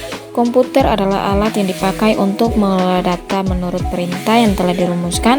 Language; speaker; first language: Indonesian; native; Indonesian